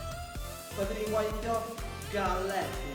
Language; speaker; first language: Welsh; non-native, local second language; English